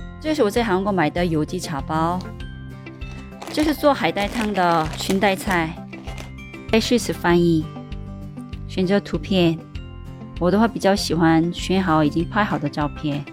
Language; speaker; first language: Chinese; non-native, learner; Korean